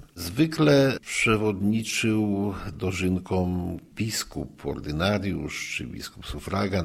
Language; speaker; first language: Polish; native; Polish